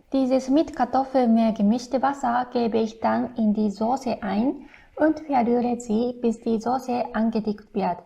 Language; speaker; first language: German; non-native, fluent; Japanese